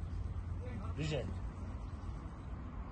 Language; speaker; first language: Russian; non-native, local second language; Kyrgyz